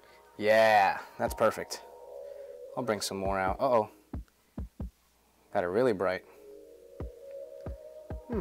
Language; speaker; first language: English; native; English